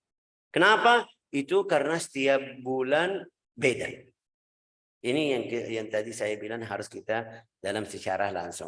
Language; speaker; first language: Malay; non-native, fluent; Arabic